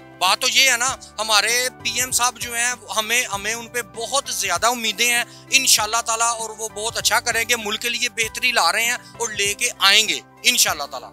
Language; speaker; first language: Urdu; native; Urdu